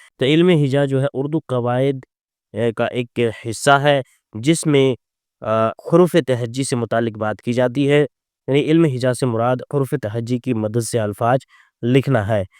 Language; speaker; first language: Urdu; native; Urdu